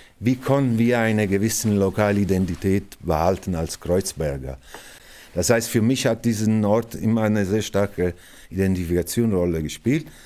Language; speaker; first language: German; non-native, fluent; Italian